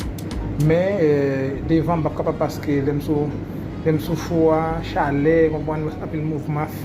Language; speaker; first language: French; non-native, learner; Haitian Creole